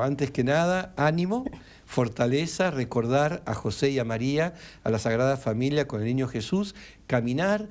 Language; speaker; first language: Spanish; native; Spanish